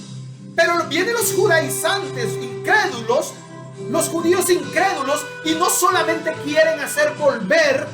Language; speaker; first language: Spanish; native; Spanish